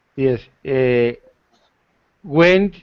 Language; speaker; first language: English; non-native, learner; Spanish